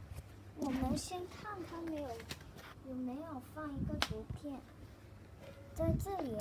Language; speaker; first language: Chinese; non-native, learner; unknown